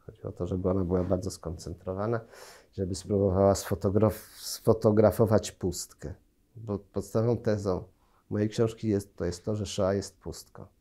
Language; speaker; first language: Polish; native; Polish